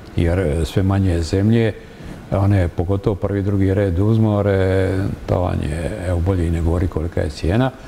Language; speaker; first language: Croatian; native; Croatian